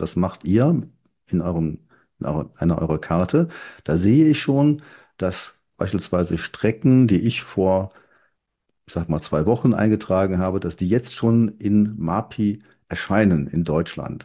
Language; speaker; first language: German; native; German